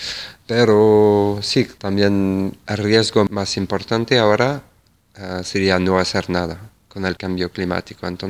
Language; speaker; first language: Spanish; non-native, fluent; French